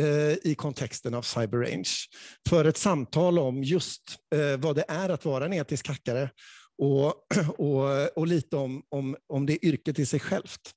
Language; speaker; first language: Swedish; native; Swedish